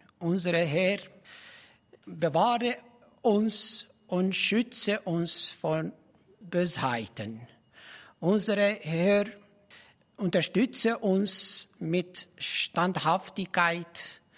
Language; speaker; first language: German; non-native, fluent; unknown